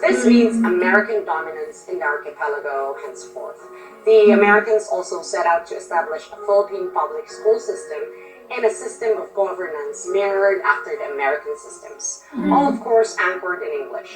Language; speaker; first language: English; non-native, local second language; Filipino